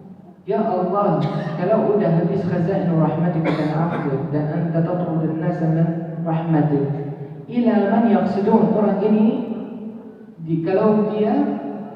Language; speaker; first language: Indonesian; non-native, fluent; Arabic